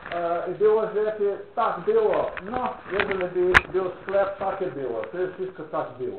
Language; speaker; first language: Polish; non-native, learner; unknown